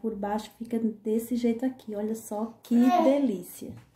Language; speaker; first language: Portuguese; native; Portuguese